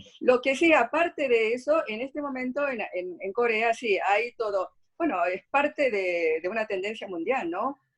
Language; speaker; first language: Spanish; early bilingual, other home language; Korean